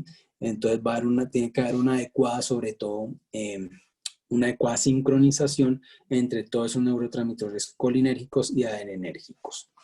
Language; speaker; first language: Spanish; native; Spanish